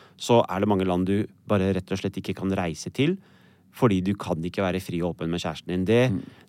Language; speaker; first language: Norwegian; early bilingual, other home language; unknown